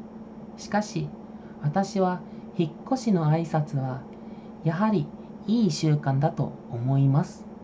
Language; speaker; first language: Japanese; non-native, fluent; Indonesian